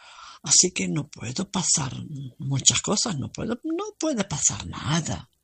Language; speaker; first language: Spanish; non-native, fluent; German